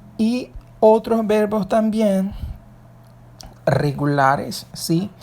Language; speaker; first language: Spanish; non-native, fluent; Portuguese